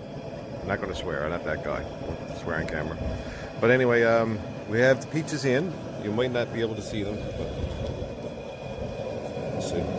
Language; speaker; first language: English; native; English